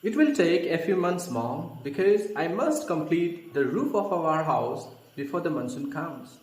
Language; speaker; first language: English; non-native, local second language; Assamese